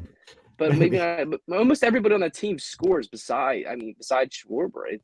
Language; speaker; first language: English; native; English